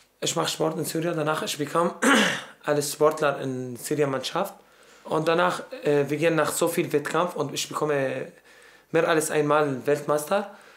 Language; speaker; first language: German; non-native, learner; Arabic